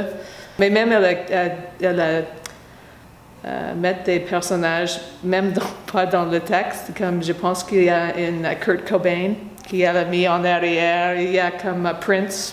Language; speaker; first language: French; non-native, fluent; English